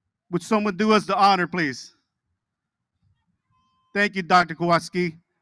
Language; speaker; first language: English; early bilingual, other home language; Spanish